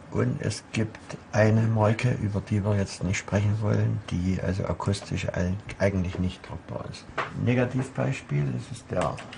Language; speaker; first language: German; native; German